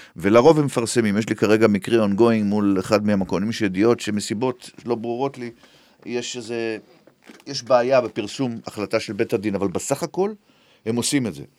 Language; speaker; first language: Hebrew; native; Hebrew